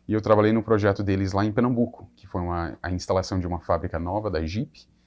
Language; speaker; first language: Portuguese; non-native, fluent; English